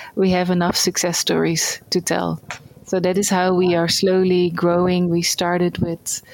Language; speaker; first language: English; non-native, fluent; Dutch